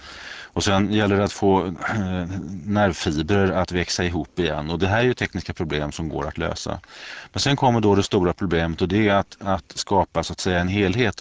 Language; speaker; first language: Swedish; native; Swedish